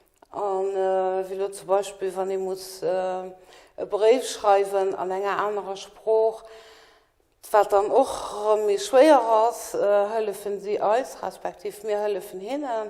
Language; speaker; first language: German; non-native, local second language; Luxembourgish